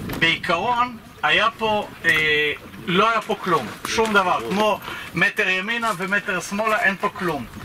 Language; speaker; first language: Hebrew; native; Hebrew